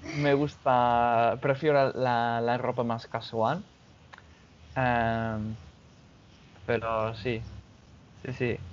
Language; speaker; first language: Spanish; non-native, fluent; English